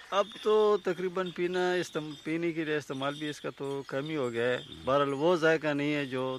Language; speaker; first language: Urdu; non-native, local second language; Pashto